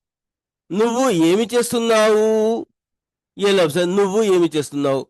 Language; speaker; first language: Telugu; non-native, local second language; Urdu